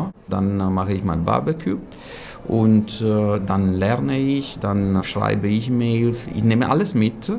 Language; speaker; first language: German; non-native, fluent; Italian